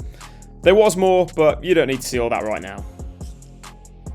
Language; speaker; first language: English; native; English